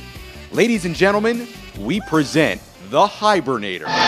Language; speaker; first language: English; native; English